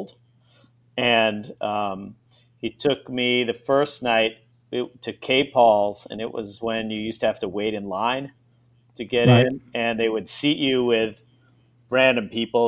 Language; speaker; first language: English; native; English